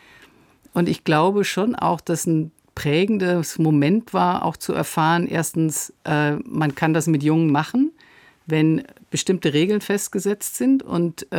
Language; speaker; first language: German; native; German